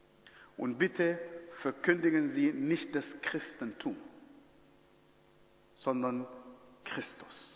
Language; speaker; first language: German; non-native, fluent; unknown